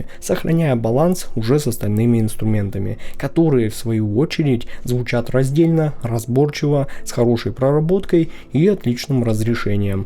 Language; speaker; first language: Russian; native; Russian